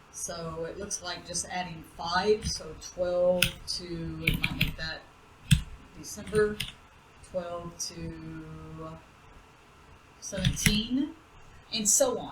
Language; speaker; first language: English; native; English